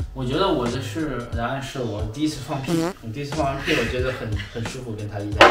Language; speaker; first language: Chinese; non-native, learner; Cantonese